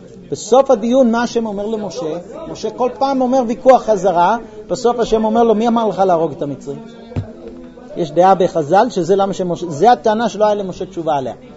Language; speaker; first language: Hebrew; non-native, fluent; English